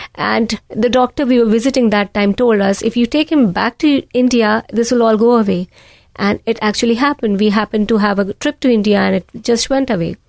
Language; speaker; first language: English; non-native, local second language; Hindi